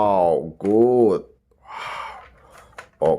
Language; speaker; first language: English; non-native, learner; Indonesian